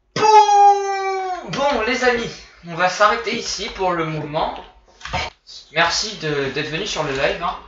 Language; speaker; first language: French; native; French